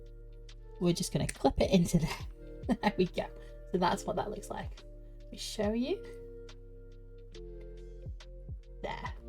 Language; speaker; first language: English; native; English